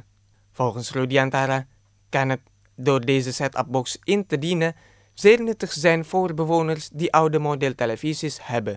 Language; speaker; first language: Dutch; non-native, fluent; Indonesian